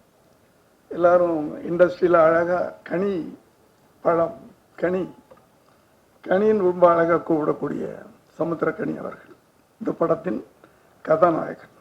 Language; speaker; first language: Tamil; native; Tamil